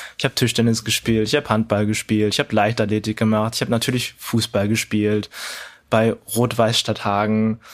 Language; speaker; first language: German; early bilingual, other home language; Cantonese